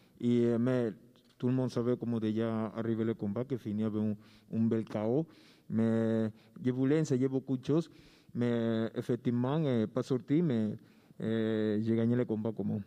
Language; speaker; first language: French; non-native, learner; Spanish